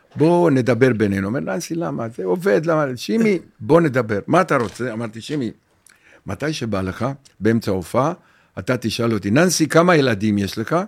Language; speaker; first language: Hebrew; non-native, fluent; Romanian